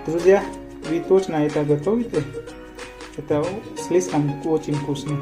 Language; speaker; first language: Russian; non-native, learner; Hindi